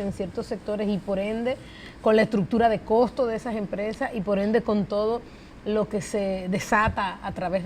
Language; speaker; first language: Spanish; native; Spanish